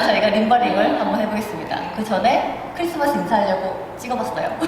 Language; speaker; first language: Korean; native; Korean